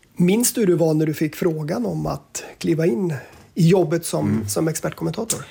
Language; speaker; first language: Swedish; native; Swedish